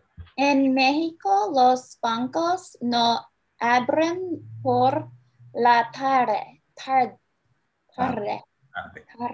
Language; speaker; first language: Spanish; non-native, learner; English